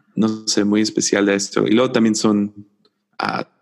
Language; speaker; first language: Spanish; native; Spanish